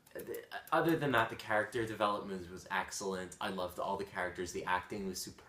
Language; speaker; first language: English; native; English